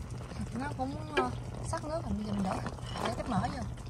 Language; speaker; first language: Vietnamese; native; Vietnamese